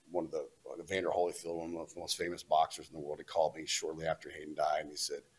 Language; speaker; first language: English; native; English